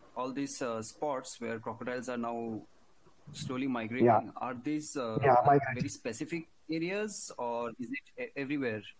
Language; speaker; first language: English; non-native, local second language; Hindi